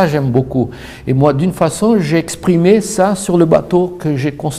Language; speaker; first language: French; non-native, fluent; Portuguese